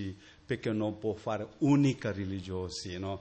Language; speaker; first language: Italian; non-native, learner; Tibetan